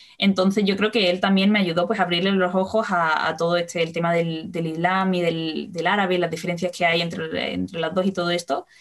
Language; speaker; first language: Spanish; native; Spanish